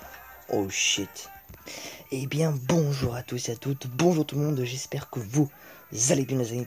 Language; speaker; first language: French; native; French